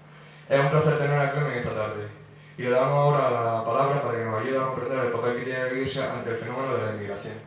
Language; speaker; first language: Spanish; native; Spanish